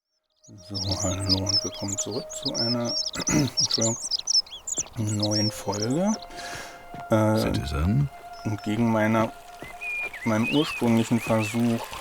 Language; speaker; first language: German; native; German